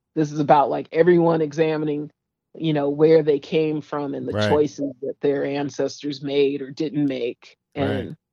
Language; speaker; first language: English; native; English